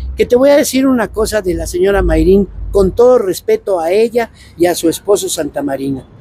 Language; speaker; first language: Spanish; native; Spanish